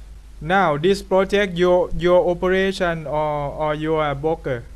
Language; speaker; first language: English; non-native, learner; Thai